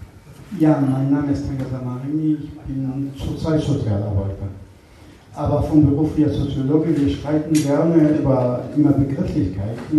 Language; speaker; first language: German; non-native, fluent; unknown